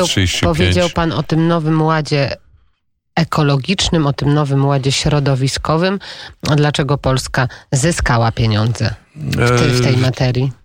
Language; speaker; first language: Polish; native; Polish